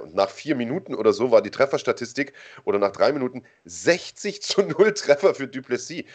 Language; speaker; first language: German; native; German